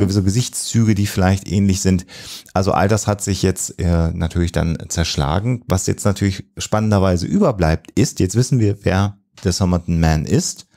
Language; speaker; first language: German; native; German